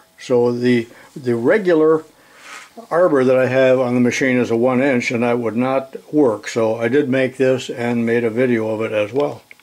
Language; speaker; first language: English; native; English